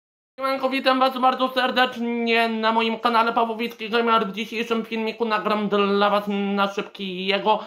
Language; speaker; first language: Polish; native; Polish